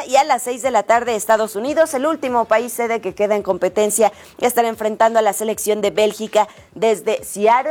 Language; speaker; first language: Spanish; native; Spanish